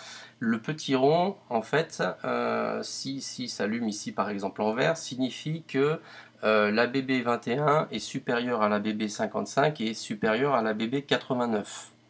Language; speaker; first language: French; native; French